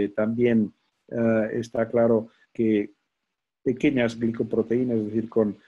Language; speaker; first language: Spanish; native; Spanish